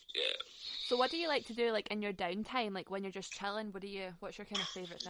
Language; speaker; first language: English; native; English